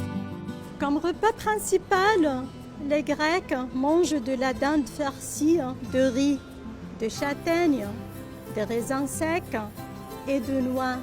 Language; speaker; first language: French; non-native, local second language; Arabic